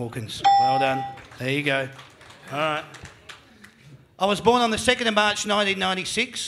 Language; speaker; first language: English; native; English